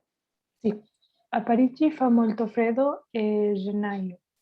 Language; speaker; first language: Italian; non-native, learner; Spanish